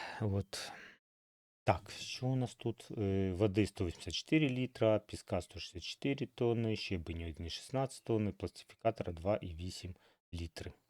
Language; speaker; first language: Ukrainian; native; Ukrainian